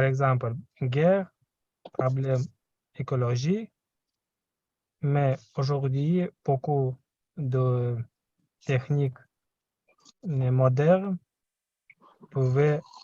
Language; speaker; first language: French; non-native, learner; Russian